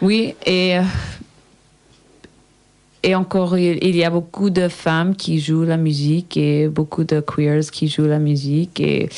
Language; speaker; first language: French; non-native, learner; English